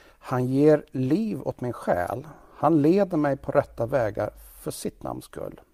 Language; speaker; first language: Swedish; native; Swedish